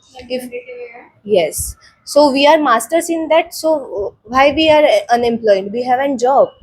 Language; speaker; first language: English; non-native, learner; Marathi